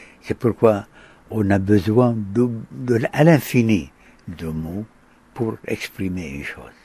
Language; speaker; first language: French; non-native, fluent; Arabic